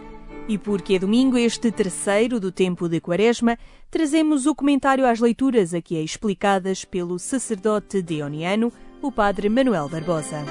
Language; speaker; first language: Portuguese; native; Portuguese